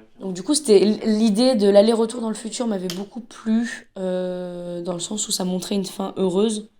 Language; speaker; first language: French; native; French